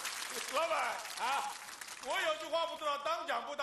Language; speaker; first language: Chinese; native; Chinese